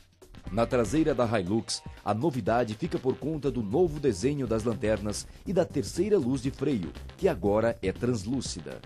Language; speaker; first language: Portuguese; native; Portuguese